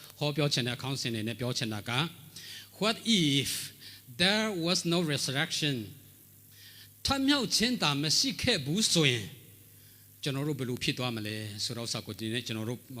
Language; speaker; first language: Burmese; non-native, local second language; Hakha Chin